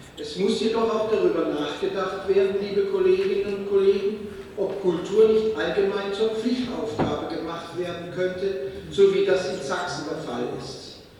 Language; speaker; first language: German; native; German